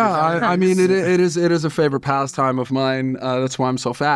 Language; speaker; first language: English; native; English